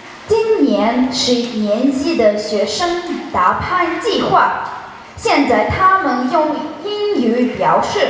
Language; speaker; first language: Chinese; non-native, learner; Russian